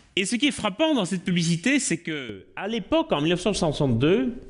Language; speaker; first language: French; native; French